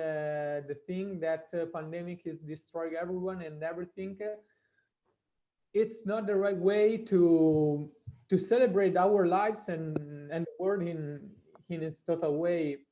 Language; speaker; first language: English; non-native, fluent; Italian